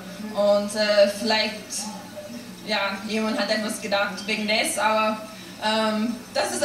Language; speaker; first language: German; non-native, fluent; English